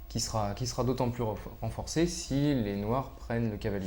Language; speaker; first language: French; native; French